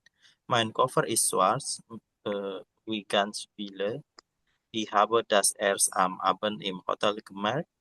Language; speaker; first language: German; non-native, learner; Indonesian